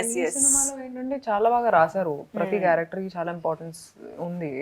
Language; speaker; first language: Telugu; non-native, local second language; Hindi